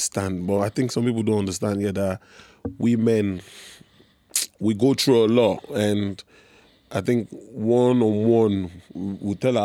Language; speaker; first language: English; non-native, local second language; Igbo